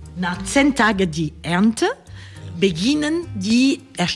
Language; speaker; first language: German; non-native, learner; French